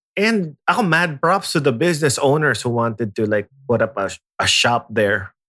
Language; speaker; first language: English; non-native, local second language; Filipino